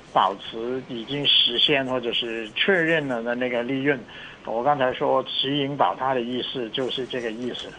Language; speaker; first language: Chinese; non-native, local second language; Cantonese